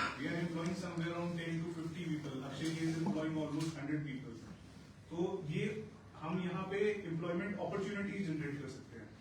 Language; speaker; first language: Hindi; native; Hindi